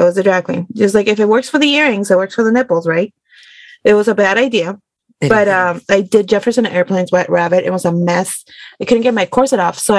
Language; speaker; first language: English; early bilingual, other home language; Spanish